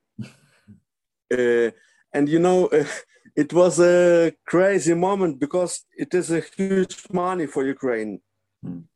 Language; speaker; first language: English; non-native, learner; Ukrainian